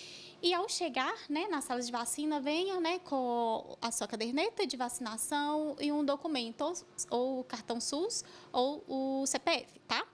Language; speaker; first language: Portuguese; native; Portuguese